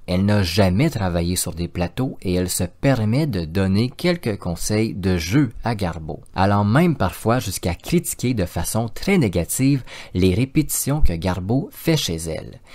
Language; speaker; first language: French; native; French